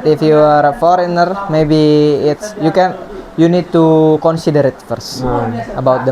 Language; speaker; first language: English; non-native, learner; Indonesian